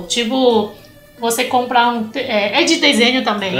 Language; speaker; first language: Portuguese; non-native, fluent; Chinese